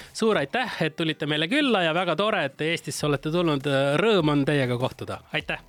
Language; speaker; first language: Estonian; native; Estonian